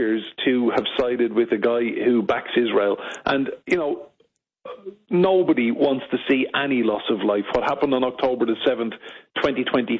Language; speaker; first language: English; native; English